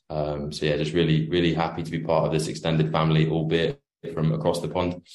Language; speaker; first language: English; native; English